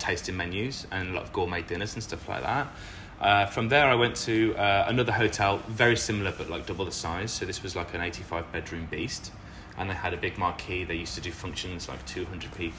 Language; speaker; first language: English; native; English